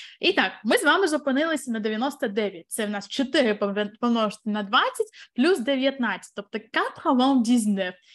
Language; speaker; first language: Ukrainian; non-native, local second language; Russian